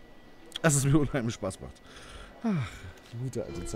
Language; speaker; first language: German; native; German